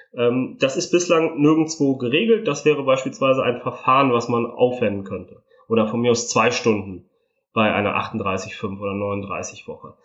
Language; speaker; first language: German; native; German